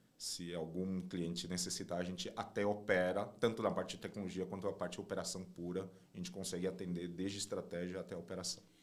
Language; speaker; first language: Portuguese; non-native, fluent; Chinese